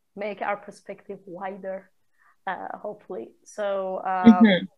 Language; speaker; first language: English; non-native, fluent; Persian